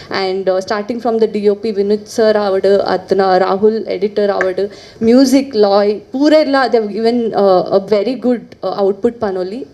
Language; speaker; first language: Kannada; non-native, local second language; Tulu